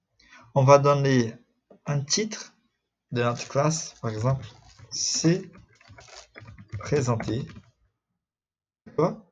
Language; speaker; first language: French; non-native, fluent; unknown